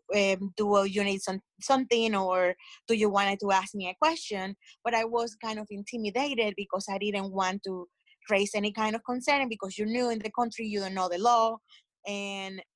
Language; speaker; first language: English; non-native, fluent; Spanish